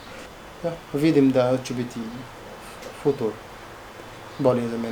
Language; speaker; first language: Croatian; non-native, learner; Arabic